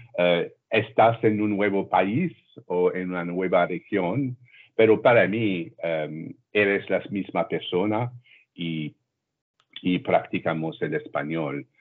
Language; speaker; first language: Spanish; non-native, learner; French